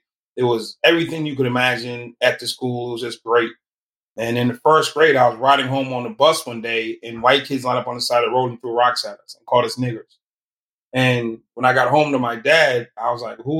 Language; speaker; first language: English; native; English